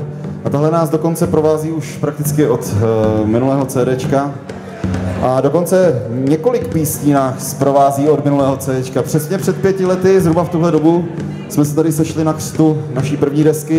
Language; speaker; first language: Czech; native; Czech